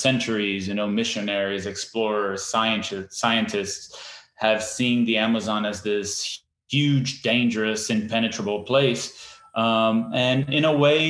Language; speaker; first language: English; non-native, fluent; Portuguese